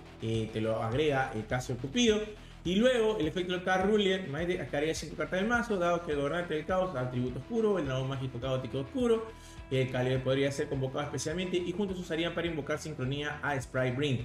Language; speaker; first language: Spanish; native; Spanish